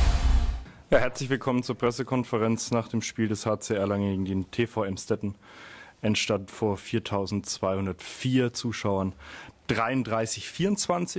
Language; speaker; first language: German; native; German